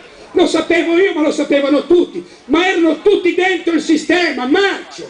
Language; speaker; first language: Italian; native; Italian